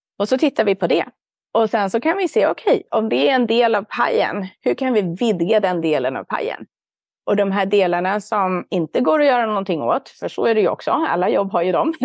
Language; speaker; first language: Swedish; native; Swedish